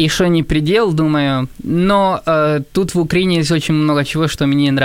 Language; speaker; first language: Russian; non-native, fluent; Spanish